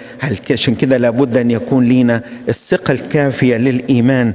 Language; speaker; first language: Arabic; native; Arabic